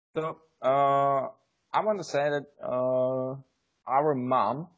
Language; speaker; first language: English; non-native, learner; Czech